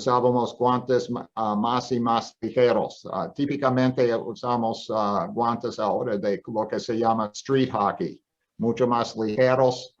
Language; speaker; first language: Spanish; non-native, fluent; English